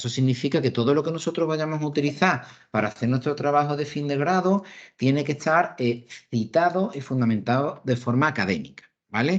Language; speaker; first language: Spanish; native; Spanish